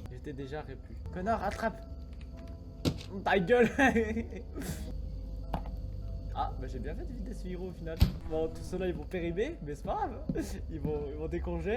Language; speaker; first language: French; native; French